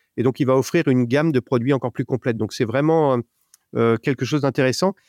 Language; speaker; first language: French; native; French